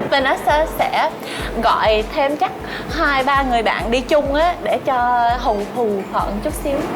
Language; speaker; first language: Vietnamese; early bilingual, heritage; Vietnamese